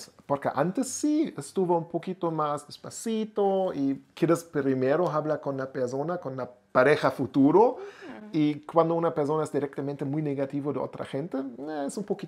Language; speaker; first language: Spanish; non-native, learner; German